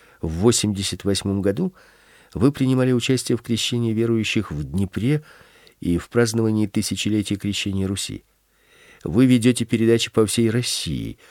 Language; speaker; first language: Russian; early bilingual, other home language; Swedish